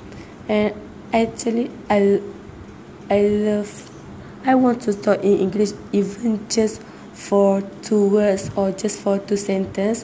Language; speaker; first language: English; non-native, learner; Malay